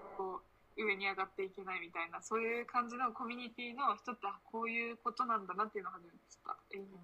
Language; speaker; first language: Japanese; early bilingual, other home language; Spanish